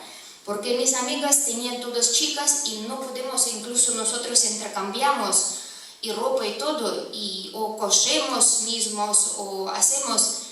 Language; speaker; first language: Spanish; non-native, fluent; Russian